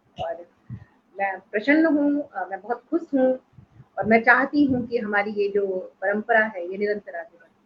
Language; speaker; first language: Hindi; native; Hindi